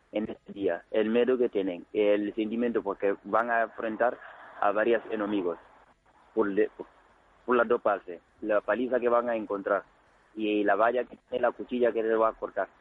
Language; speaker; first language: Spanish; non-native, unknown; Wolof